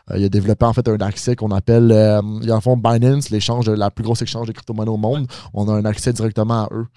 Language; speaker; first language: French; native; French